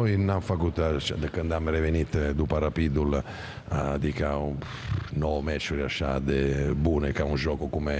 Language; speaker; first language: Romanian; non-native, fluent; Italian